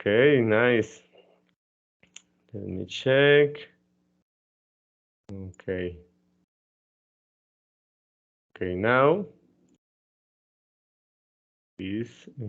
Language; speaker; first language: English; non-native, fluent; Spanish